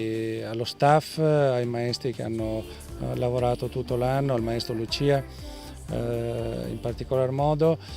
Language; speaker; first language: Italian; native; Italian